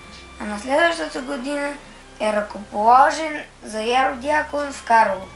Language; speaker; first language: Bulgarian; native; Bulgarian